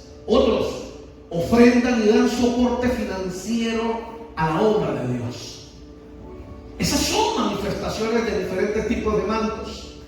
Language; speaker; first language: Spanish; native; Spanish